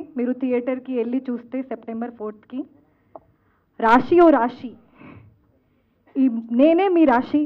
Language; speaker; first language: Telugu; non-native, fluent; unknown